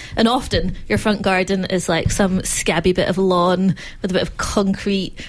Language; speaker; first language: English; native; English